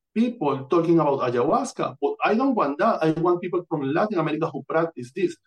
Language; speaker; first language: English; non-native, fluent; Spanish